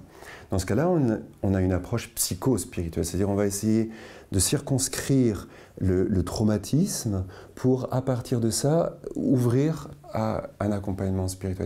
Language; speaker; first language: French; native; French